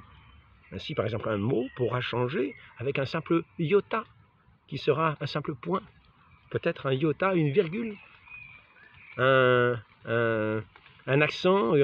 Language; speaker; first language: French; native; French